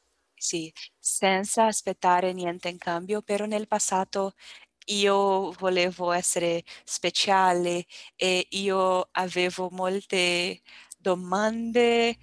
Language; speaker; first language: Italian; non-native, learner; Portuguese